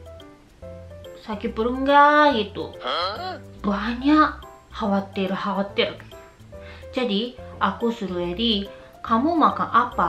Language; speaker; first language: Indonesian; non-native, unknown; Japanese